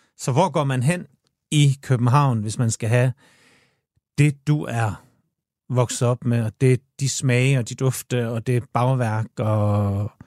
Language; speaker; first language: Danish; native; Danish